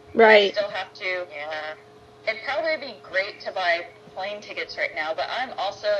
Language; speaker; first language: English; native; English